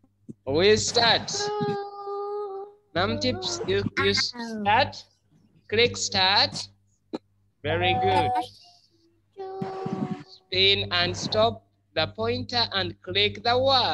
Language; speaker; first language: English; non-native, fluent; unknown